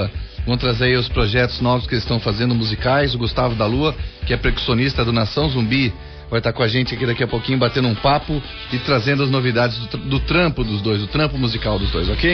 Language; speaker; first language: Portuguese; native; Portuguese